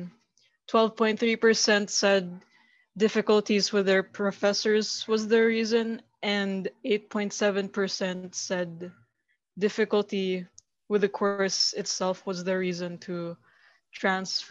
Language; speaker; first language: English; non-native, local second language; Filipino